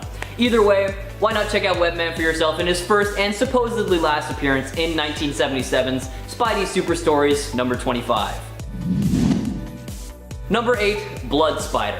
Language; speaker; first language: English; native; English